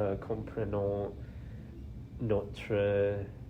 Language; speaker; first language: French; non-native, learner; English